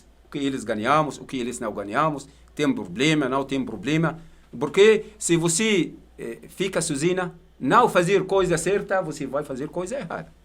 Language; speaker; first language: Portuguese; non-native, learner; Arabic